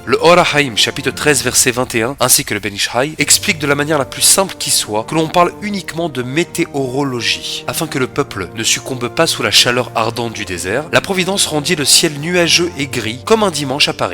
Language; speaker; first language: French; native; French